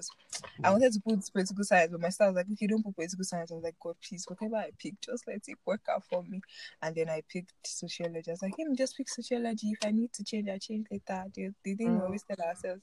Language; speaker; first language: English; non-native, local second language; Yoruba